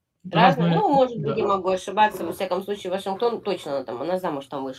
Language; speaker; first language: Russian; native; Russian